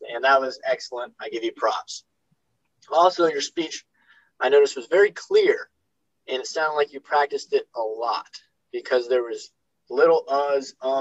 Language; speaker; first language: English; native; English